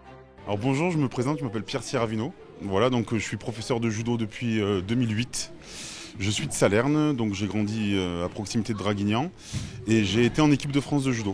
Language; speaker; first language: French; native; French